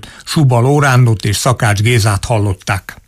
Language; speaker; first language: Hungarian; native; Hungarian